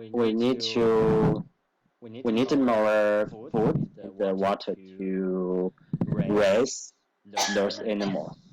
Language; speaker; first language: English; non-native, learner; Chinese